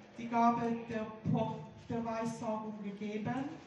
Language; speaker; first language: German; non-native, learner; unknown